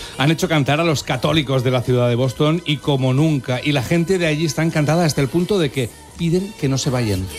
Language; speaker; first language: Spanish; native; Spanish